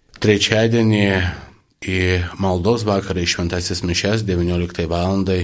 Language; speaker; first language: Lithuanian; non-native, local second language; Polish